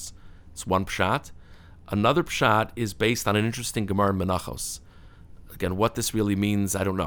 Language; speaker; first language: English; native; English